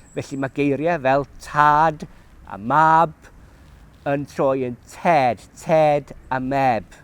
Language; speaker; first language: Welsh; native; Welsh